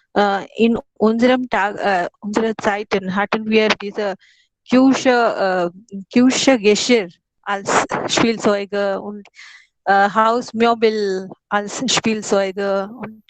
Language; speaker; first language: German; non-native, learner; Hindi